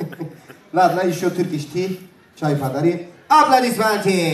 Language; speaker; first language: Russian; non-native, learner; Turkish